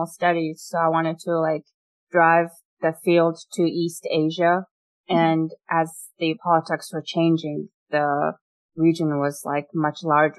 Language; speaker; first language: English; non-native, fluent; Mongolian